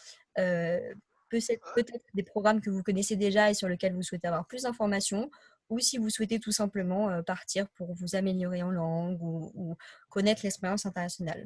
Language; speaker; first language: French; native; French